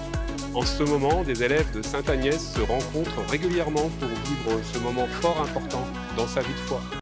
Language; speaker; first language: French; native; French